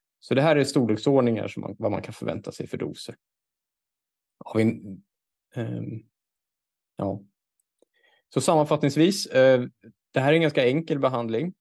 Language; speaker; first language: Swedish; native; Swedish